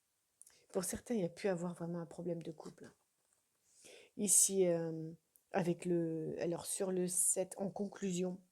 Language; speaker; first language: French; native; French